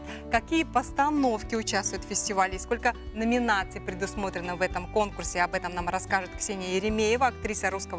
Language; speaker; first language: Russian; native; Russian